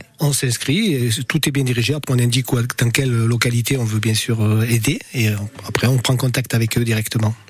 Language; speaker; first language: French; native; French